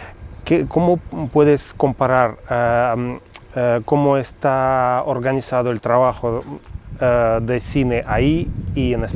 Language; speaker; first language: Spanish; non-native, fluent; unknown